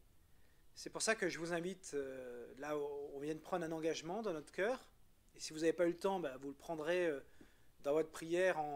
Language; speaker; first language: French; native; French